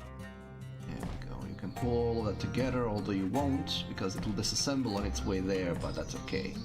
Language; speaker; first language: English; native; English